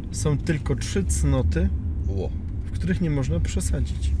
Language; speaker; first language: Polish; native; Polish